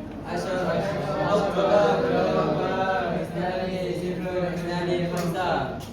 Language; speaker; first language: Arabic; non-native, learner; Malay